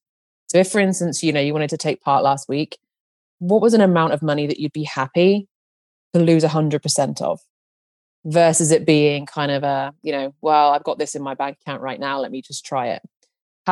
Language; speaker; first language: English; native; English